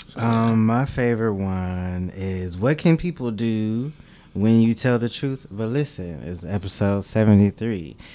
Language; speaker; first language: English; native; English